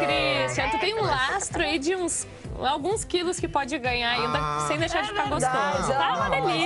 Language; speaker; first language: Portuguese; native; Portuguese